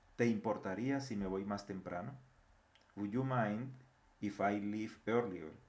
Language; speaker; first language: Spanish; native; Spanish